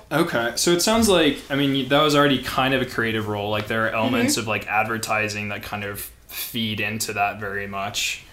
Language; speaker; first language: English; native; English